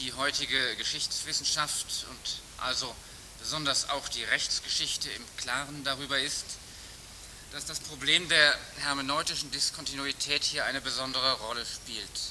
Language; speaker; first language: German; native; German